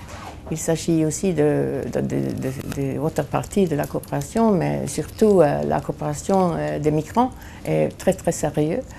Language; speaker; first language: French; non-native, fluent; Swedish